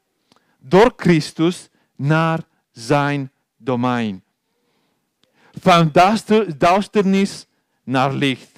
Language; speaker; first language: Dutch; non-native, learner; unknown